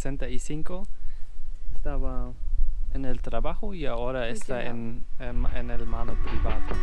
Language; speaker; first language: Spanish; non-native, learner; German